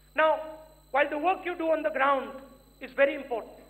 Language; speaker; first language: English; non-native, local second language; Hindi